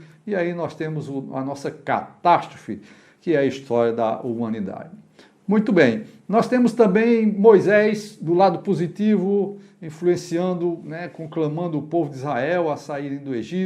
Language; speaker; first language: Portuguese; native; Portuguese